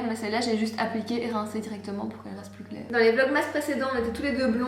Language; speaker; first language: French; native; French